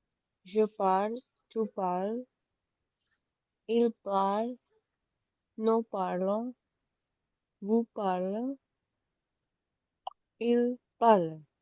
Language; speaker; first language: French; non-native, learner; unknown